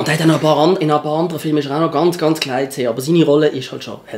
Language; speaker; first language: German; native; German